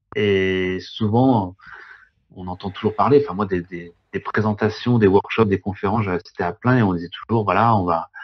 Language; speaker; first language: French; native; French